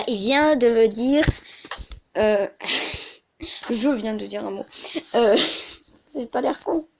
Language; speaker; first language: French; native; French